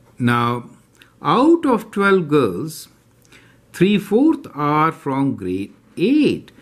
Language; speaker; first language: English; non-native, local second language; Hindi